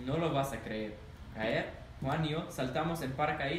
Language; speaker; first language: Spanish; non-native, learner; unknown